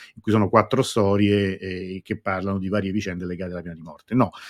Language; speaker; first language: Italian; native; Italian